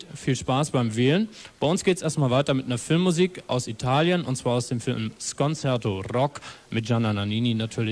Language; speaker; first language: German; native; German